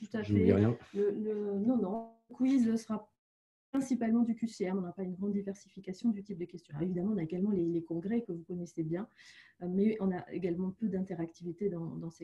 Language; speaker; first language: French; native; French